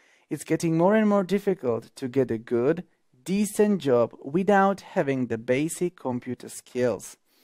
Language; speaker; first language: English; non-native, fluent; Slovak